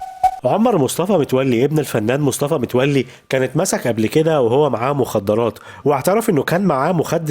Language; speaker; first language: Arabic; native; Arabic